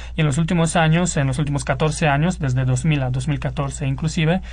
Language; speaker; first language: Spanish; non-native, fluent; Romanian